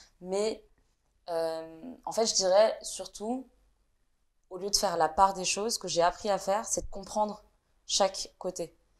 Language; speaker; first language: French; early bilingual, other home language; Vietnamese